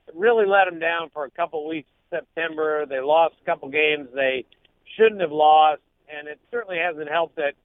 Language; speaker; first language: English; native; English